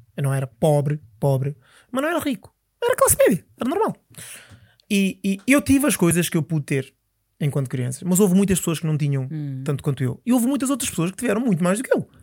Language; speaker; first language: Portuguese; early bilingual, other home language; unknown